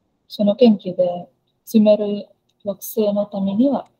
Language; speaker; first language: Japanese; non-native, learner; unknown